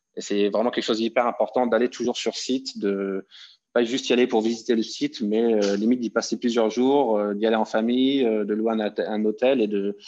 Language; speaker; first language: French; native; French